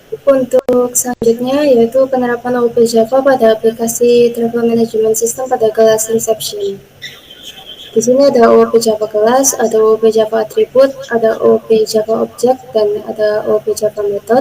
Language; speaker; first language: Indonesian; native; Indonesian